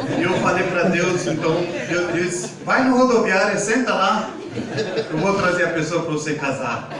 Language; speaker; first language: Portuguese; non-native, fluent; Hindi